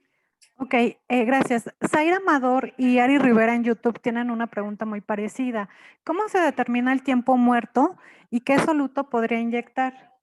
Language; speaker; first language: Spanish; native; Spanish